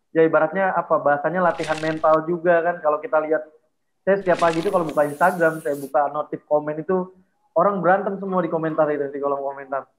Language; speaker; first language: Indonesian; native; Indonesian